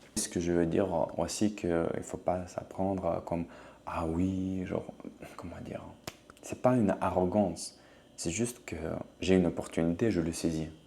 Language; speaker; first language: French; non-native, fluent; Ukrainian